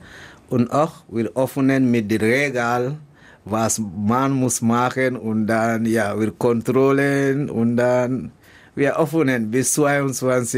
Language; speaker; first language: German; non-native, learner; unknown